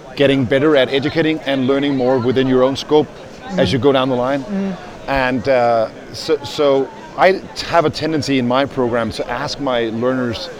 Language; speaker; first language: English; non-native, fluent; Danish